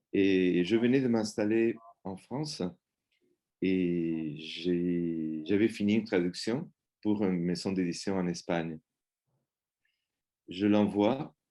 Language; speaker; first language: French; non-native, fluent; Spanish